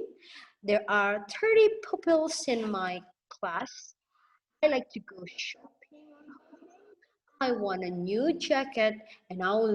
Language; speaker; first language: English; non-native, fluent; Indonesian